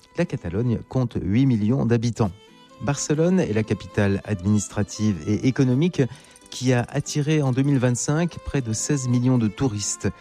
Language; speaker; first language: French; native; French